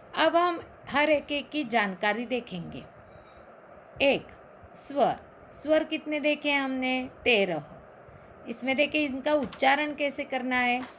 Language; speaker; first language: Hindi; non-native, local second language; Marathi